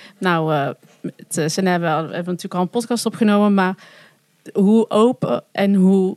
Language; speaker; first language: Dutch; native; Dutch